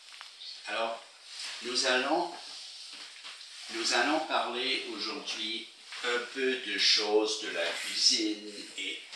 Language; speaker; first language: French; non-native, fluent; English